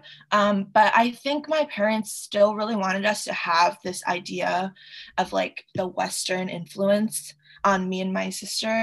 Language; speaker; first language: English; early bilingual, other home language; Chinese